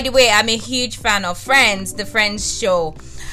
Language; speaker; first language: English; non-native, local second language; Yoruba